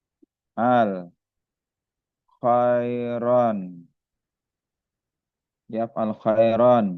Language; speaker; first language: Arabic; non-native, fluent; Indonesian